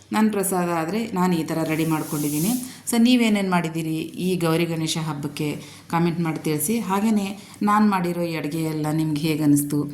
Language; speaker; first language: Kannada; non-native, local second language; Telugu